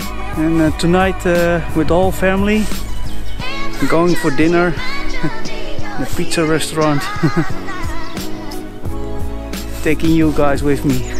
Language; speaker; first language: English; non-native, fluent; Dutch